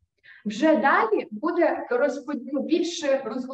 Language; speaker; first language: Ukrainian; native; Ukrainian